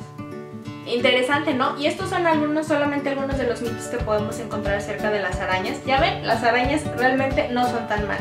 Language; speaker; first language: Spanish; native; Spanish